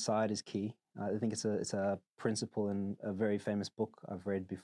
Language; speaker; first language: English; native; English